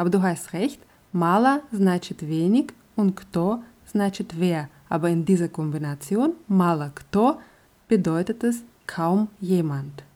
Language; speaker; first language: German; non-native, fluent; Russian